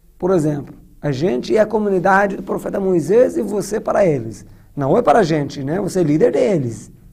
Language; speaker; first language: Portuguese; non-native, fluent; Persian